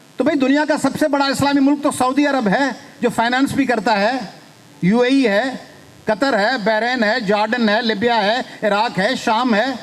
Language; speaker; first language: Urdu; non-native, local second language; Sindhi